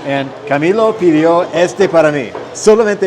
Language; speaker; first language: Spanish; non-native, learner; English